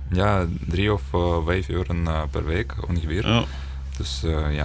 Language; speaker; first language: Dutch; non-native, fluent; Ukrainian